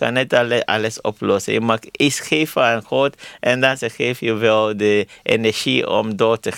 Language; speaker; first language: Dutch; non-native, learner; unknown